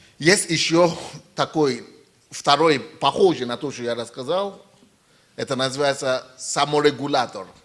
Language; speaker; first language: Russian; non-native, fluent; Yoruba